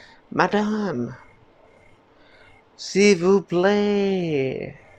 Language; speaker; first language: French; non-native, learner; English